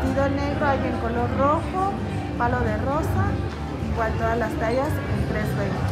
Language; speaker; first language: Spanish; native; Spanish